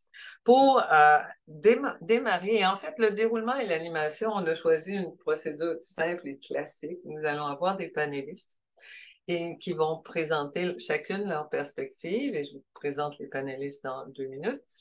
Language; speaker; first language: French; native; French